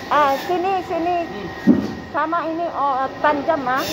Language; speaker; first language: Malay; non-native, learner; Filipino